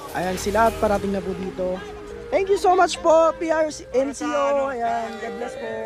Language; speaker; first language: Filipino; native; Filipino